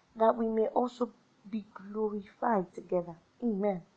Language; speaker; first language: English; non-native, local second language; Yoruba